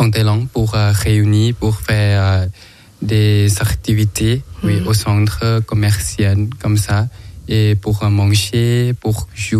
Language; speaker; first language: French; non-native, learner; Thai